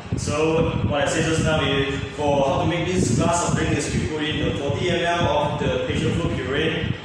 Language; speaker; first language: English; non-native, local second language; Chinese